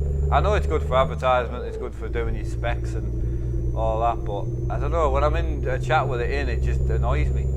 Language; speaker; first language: English; native; English